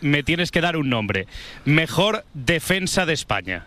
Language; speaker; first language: Spanish; native; Spanish